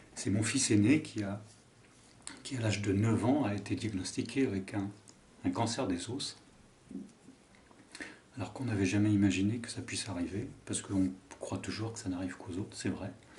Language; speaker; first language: French; native; French